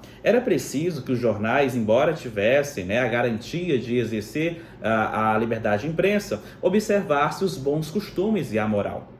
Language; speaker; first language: Portuguese; native; Portuguese